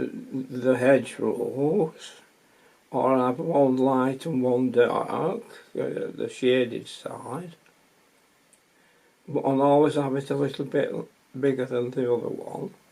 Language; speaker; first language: English; native; English